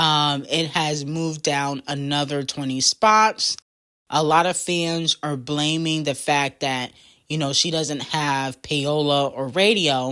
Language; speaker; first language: English; native; English